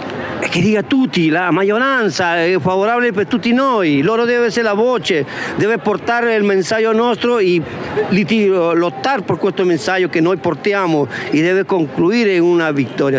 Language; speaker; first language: Italian; non-native, learner; Spanish